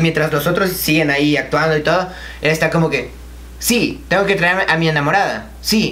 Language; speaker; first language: Spanish; native; Spanish